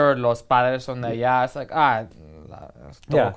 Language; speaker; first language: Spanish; early bilingual, heritage; Spanish